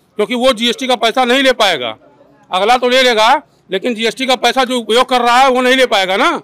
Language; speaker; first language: Hindi; native; Hindi